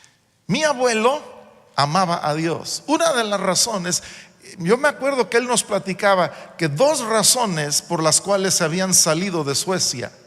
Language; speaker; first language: Spanish; non-native, local second language; English